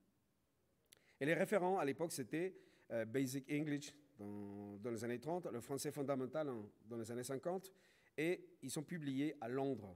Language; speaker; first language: French; non-native, fluent; Spanish